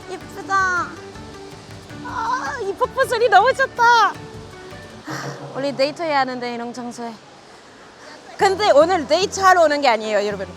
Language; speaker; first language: Korean; non-native, fluent; French